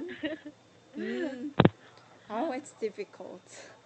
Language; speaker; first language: English; non-native, learner; Korean